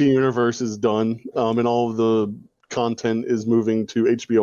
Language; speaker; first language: English; native; English